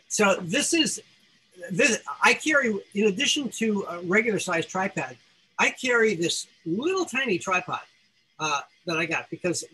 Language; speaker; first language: English; native; English